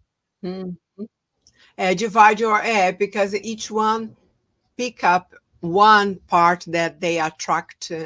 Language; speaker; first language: English; non-native, fluent; Portuguese